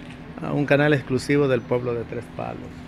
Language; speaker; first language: Spanish; native; Spanish